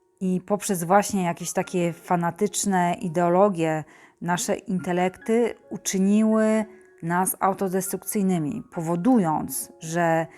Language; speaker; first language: Polish; native; Polish